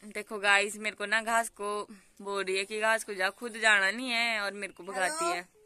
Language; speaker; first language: Hindi; non-native, local second language; Pahari-Potwari